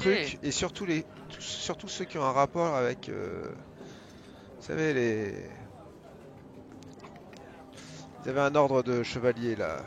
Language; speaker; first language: French; native; French